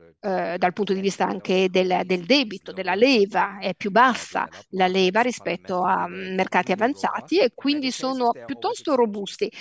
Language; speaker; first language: Italian; native; Italian